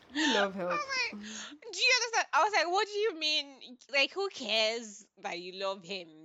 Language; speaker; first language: English; non-native, local second language; Yoruba